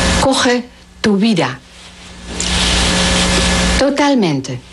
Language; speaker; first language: Spanish; non-native, learner; Dutch